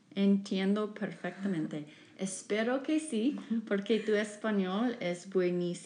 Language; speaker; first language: Spanish; non-native, fluent; English